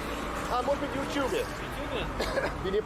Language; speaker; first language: Russian; non-native, learner; English